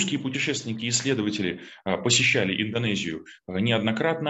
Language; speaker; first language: Russian; native; Russian